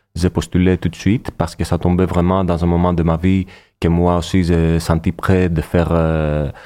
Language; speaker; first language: French; non-native, fluent; Greek